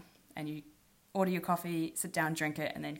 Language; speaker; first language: English; native; English